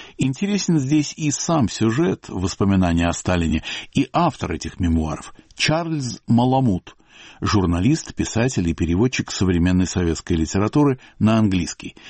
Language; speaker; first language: Russian; native; Russian